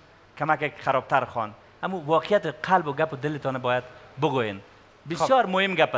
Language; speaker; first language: Persian; native; Persian